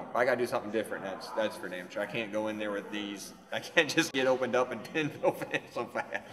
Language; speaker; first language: English; native; English